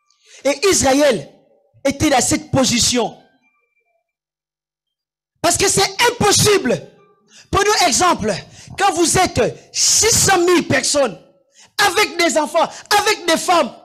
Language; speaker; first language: French; non-native, local second language; Lingala